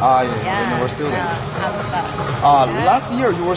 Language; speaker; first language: English; non-native, learner; Korean